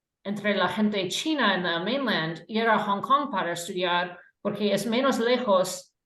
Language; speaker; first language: Spanish; non-native, fluent; English